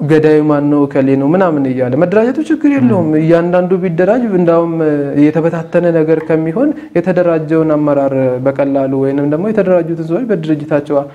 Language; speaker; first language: Amharic; non-native, local second language; Oromo